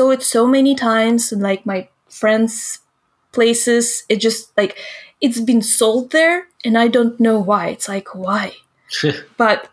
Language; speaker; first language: English; non-native, fluent; Russian